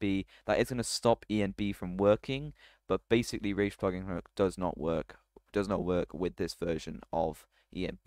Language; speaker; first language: English; native; English